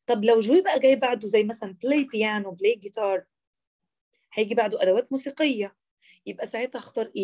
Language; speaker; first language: Arabic; native; Arabic